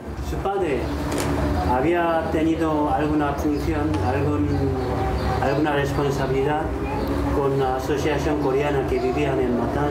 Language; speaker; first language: Spanish; non-native, learner; Korean